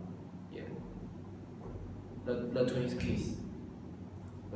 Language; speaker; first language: English; non-native, learner; Chinese